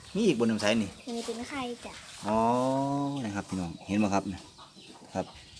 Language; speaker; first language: Thai; native; Thai